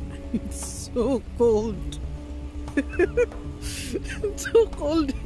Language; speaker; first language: English; non-native, local second language; Filipino